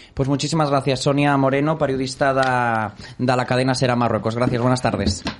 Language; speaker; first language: Spanish; non-native, local second language; Catalan